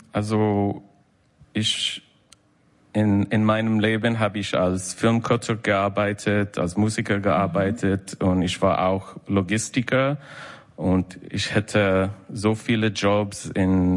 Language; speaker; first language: German; non-native, learner; English